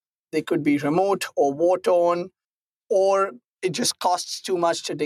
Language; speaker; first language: English; non-native, local second language; Hindi